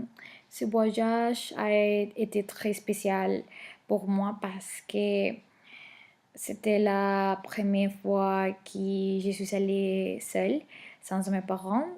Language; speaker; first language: French; non-native, learner; Spanish